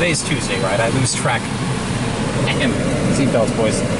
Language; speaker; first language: English; native; English